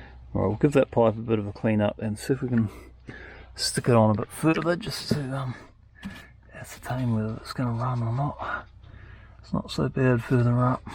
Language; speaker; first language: English; native; English